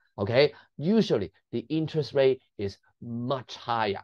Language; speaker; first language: English; non-native, local second language; Cantonese